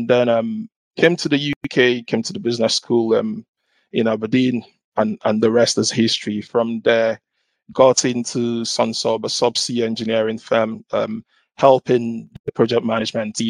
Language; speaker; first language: English; non-native, local second language; Igbo